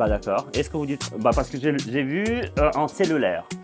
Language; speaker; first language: French; non-native, fluent; Russian